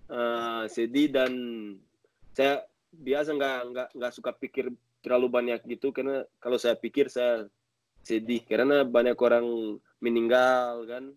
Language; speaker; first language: Indonesian; non-native, learner; Portuguese